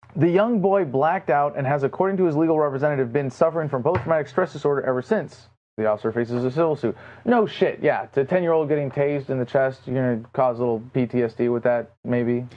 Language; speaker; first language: English; native; English